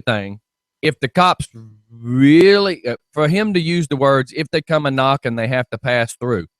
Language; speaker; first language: English; native; English